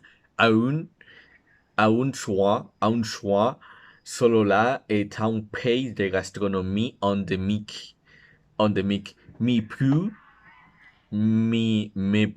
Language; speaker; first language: French; non-native, learner; Spanish